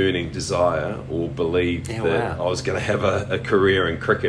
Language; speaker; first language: English; native; English